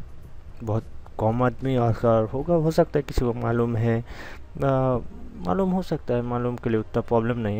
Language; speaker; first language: Hindi; non-native, local second language; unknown